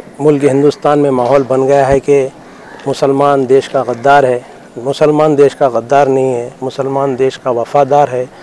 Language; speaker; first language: Urdu; native; Urdu